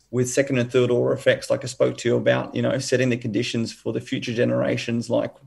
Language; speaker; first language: English; native; English